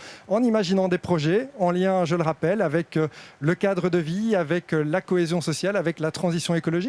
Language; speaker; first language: French; native; French